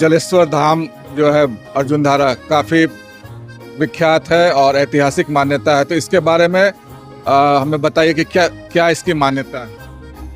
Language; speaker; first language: Hindi; native; Hindi